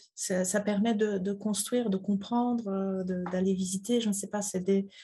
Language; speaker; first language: French; non-native, fluent; Polish